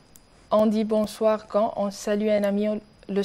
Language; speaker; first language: French; non-native, learner; Arabic